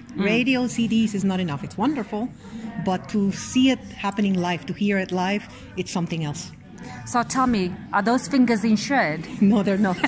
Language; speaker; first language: English; native; English